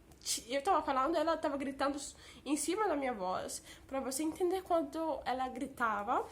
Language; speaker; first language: Portuguese; early bilingual, heritage; Portuguese